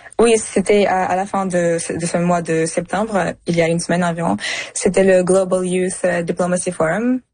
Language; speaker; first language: French; early bilingual, other home language; Russian